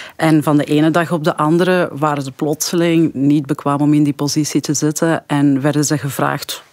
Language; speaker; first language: Dutch; early bilingual, other home language; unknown